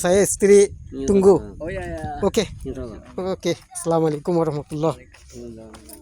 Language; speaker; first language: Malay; non-native, learner; Bangla